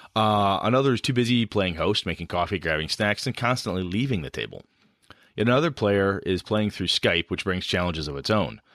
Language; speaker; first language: English; native; English